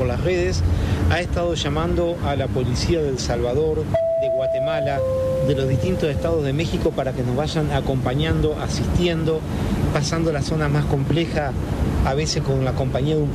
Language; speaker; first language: Spanish; native; Spanish